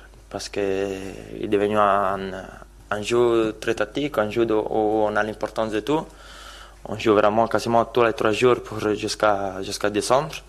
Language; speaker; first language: French; non-native, fluent; Italian